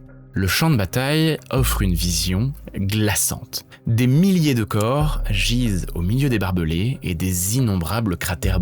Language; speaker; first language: French; native; French